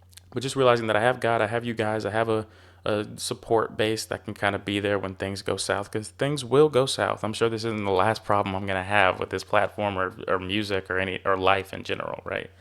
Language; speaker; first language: English; native; English